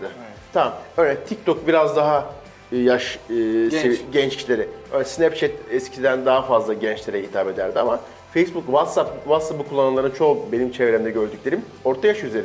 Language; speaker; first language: Turkish; native; Turkish